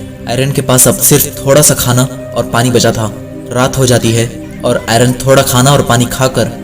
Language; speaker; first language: Hindi; native; Hindi